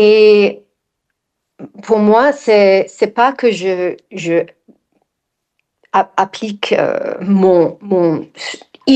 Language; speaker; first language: French; non-native, fluent; English